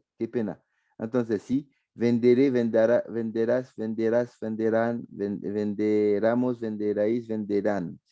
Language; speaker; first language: Spanish; non-native, fluent; French